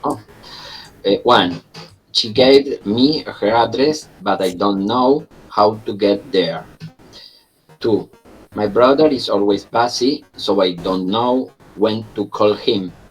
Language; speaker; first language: English; non-native, learner; Spanish